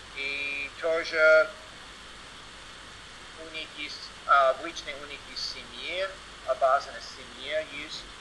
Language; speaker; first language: Russian; non-native, learner; English